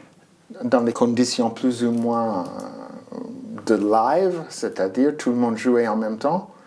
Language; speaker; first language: French; non-native, fluent; English